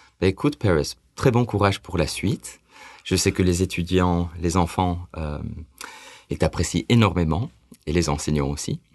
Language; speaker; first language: French; native; French